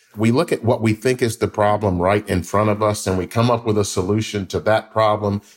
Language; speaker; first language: English; native; English